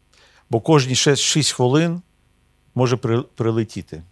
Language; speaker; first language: Ukrainian; non-native, local second language; Russian